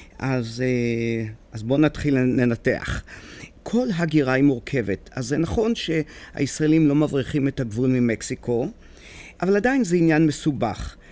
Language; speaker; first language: Hebrew; native; Hebrew